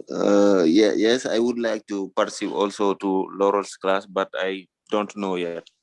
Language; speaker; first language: English; non-native, fluent; French